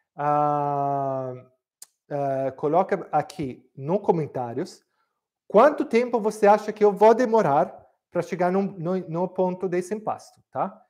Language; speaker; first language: Portuguese; non-native, fluent; Italian